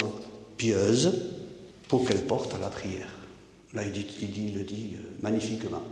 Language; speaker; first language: French; native; French